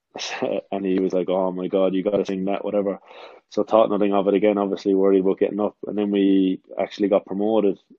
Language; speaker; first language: English; native; English